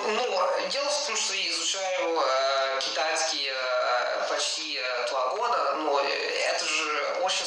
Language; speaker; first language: Russian; non-native, fluent; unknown